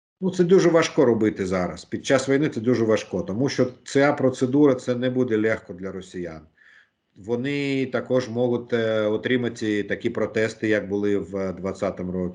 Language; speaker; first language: Ukrainian; non-native, local second language; Russian